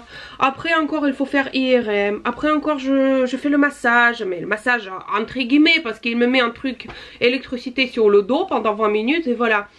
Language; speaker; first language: French; non-native, fluent; Russian